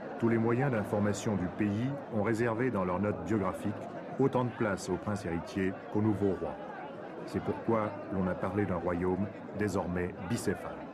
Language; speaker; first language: French; native; French